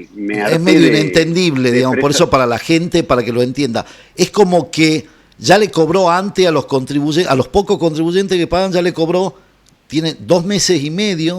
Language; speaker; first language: Spanish; native; Spanish